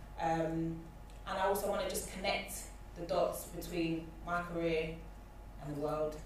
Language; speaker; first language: English; native; English